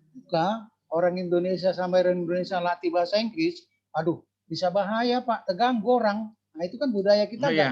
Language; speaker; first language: Indonesian; native; Indonesian